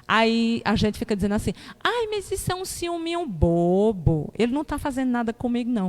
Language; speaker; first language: Portuguese; native; Portuguese